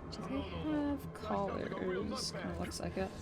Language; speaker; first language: English; native; English